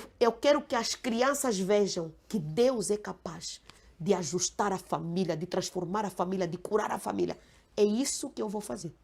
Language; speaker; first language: Portuguese; non-native, local second language; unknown